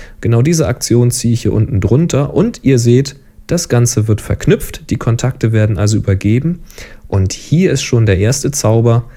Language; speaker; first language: German; native; German